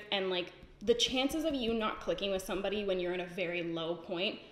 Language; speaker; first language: English; native; English